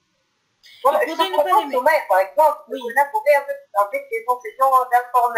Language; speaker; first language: French; non-native, local second language; Arabic